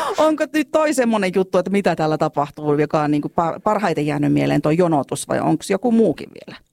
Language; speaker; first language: Finnish; native; Finnish